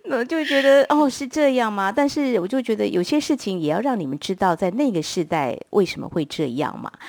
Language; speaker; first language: Chinese; non-native, local second language; Min Nan Chinese